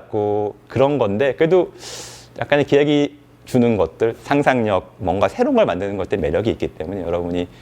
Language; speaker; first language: Korean; native; Korean